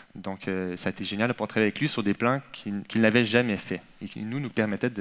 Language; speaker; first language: French; native; French